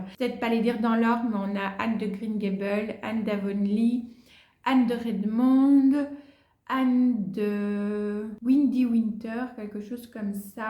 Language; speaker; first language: French; native; French